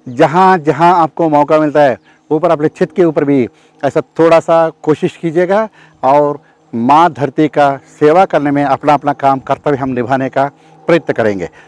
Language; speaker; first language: Hindi; non-native, local second language; Telugu